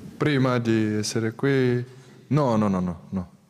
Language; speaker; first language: Italian; non-native, learner; Portuguese